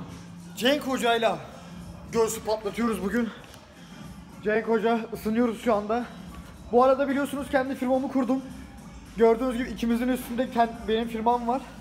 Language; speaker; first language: Turkish; native; Turkish